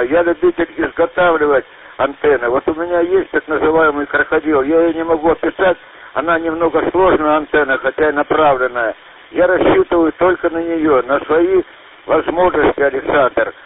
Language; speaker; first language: Russian; native; Russian